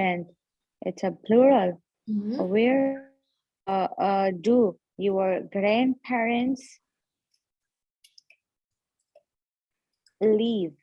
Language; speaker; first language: English; non-native, learner; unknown